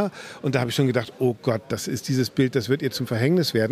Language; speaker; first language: German; native; German